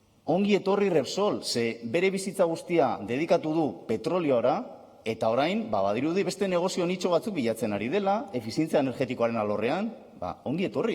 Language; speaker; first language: Basque; non-native, local second language; Spanish